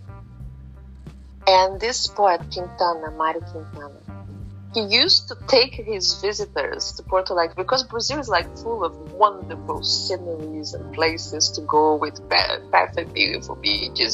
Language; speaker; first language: English; non-native, fluent; Portuguese